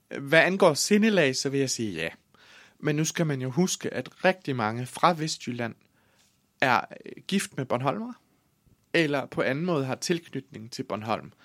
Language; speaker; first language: Danish; native; Danish